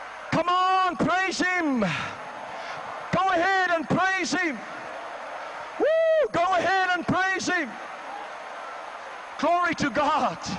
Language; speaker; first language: English; non-native, local second language; Afrikaans